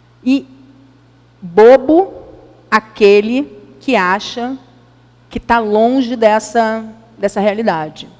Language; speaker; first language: Portuguese; native; Portuguese